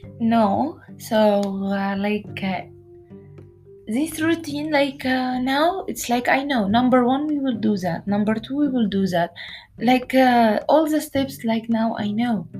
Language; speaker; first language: English; non-native, learner; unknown